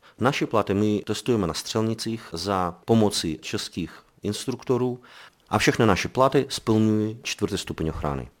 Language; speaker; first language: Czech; non-native, fluent; Belarusian